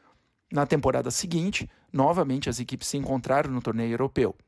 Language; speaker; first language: Portuguese; native; Portuguese